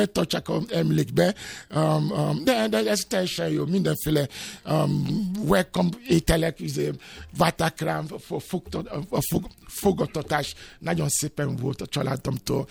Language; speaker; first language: Hungarian; non-native, learner; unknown